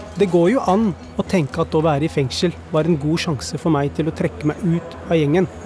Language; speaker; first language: Norwegian; early bilingual, other home language; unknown